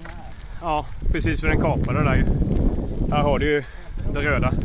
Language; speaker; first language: Swedish; native; Swedish